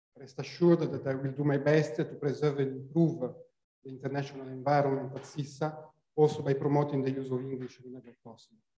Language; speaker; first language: English; non-native, fluent; Italian